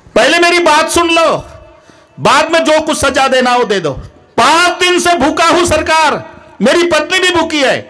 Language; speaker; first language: Hindi; non-native, local second language; Marathi